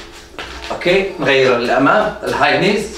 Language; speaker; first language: Arabic; native; Arabic